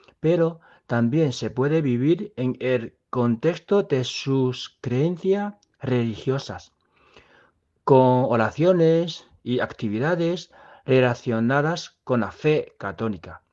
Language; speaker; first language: Spanish; non-native, fluent; Chinese